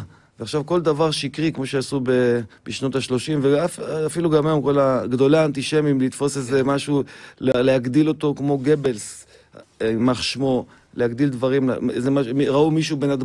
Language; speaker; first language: Hebrew; native; Hebrew